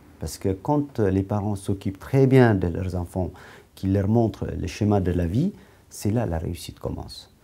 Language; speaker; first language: French; non-native, fluent; Amharic